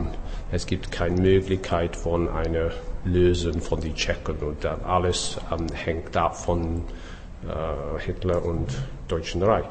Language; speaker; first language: German; non-native, learner; English